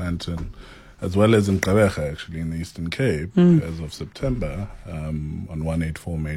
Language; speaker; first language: English; non-native, local second language; Xhosa